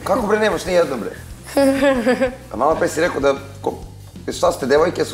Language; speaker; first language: Serbian; native; Serbian